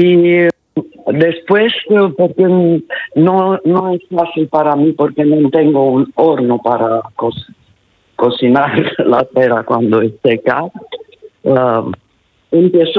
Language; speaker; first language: Spanish; non-native, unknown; Romanian